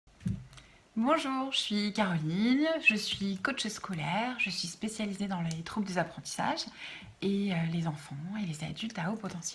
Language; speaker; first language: French; native; French